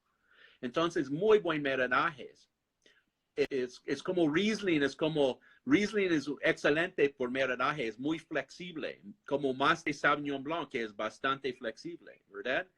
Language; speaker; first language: Spanish; non-native, fluent; English